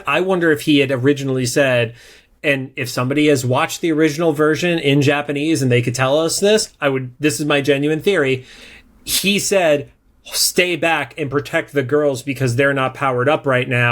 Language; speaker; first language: English; native; English